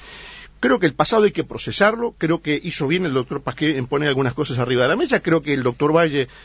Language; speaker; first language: Spanish; native; Spanish